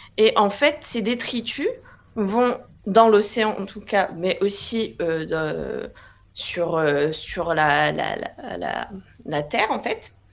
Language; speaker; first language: French; non-native, local second language; Arabic